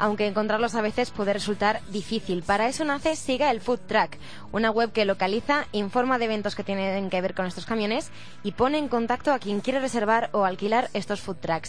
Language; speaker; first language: Spanish; native; Spanish